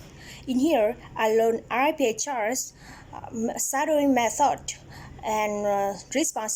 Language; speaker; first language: English; non-native, learner; Vietnamese